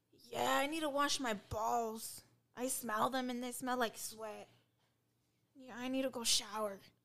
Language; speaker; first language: English; early bilingual, other home language; Spanish